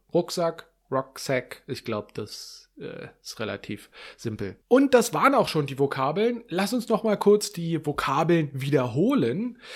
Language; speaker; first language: German; native; German